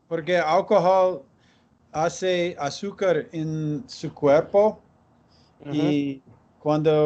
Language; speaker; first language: Spanish; non-native, learner; English